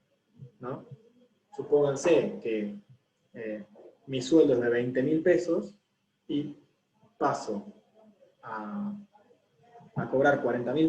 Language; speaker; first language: Spanish; native; Spanish